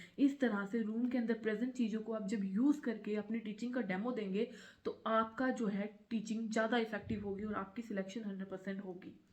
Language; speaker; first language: Hindi; native; Hindi